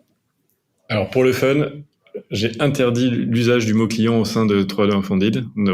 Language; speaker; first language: French; native; French